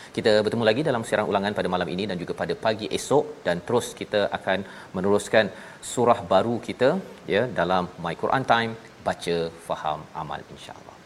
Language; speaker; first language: Malay; native; Malay